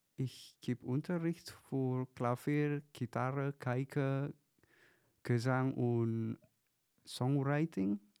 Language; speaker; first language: German; non-native, fluent; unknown